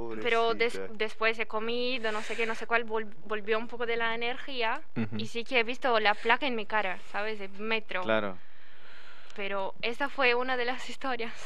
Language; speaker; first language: Spanish; non-native, learner; Portuguese